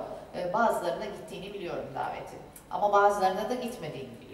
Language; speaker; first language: Turkish; native; Turkish